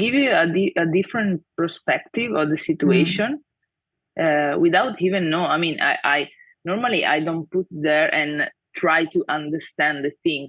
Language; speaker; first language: English; non-native, fluent; Italian